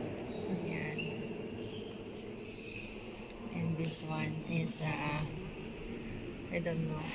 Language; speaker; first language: English; non-native, fluent; Filipino